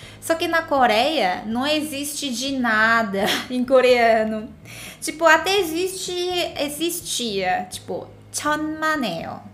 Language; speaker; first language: Portuguese; non-native, fluent; Korean